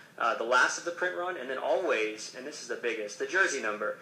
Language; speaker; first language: English; native; English